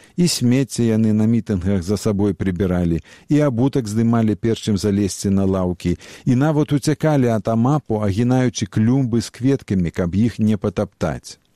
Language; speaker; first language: Belarusian; native; Belarusian